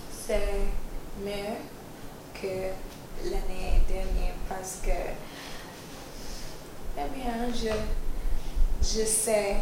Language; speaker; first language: French; non-native, learner; English